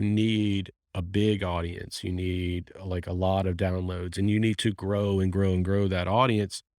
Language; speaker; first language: English; native; English